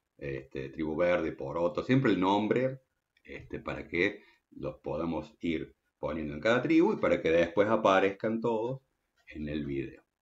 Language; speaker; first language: Spanish; native; Spanish